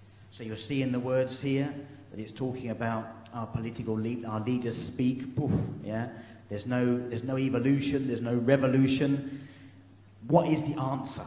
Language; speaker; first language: English; native; English